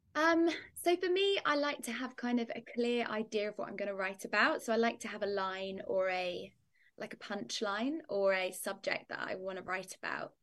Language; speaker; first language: English; native; English